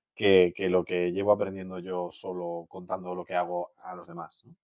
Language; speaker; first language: Spanish; native; Spanish